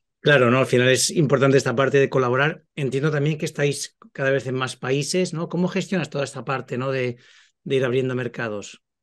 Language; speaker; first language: Spanish; native; Spanish